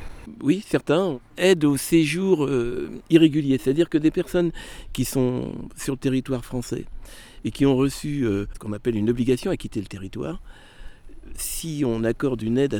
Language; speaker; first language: French; native; French